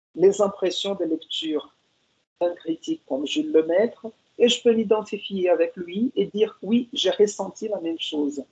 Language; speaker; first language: French; non-native, fluent; Portuguese